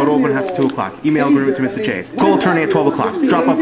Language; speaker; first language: English; native; English